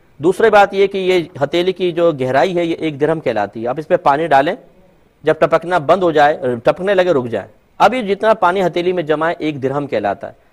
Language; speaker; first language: Urdu; native; Urdu